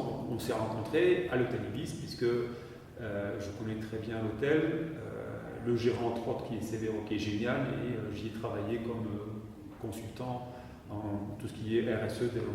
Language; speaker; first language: French; native; French